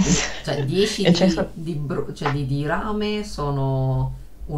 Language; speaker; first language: Italian; native; Italian